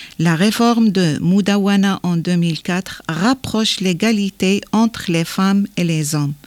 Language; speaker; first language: French; non-native, local second language; Arabic